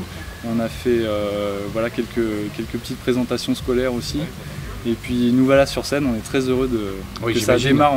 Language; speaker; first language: French; native; French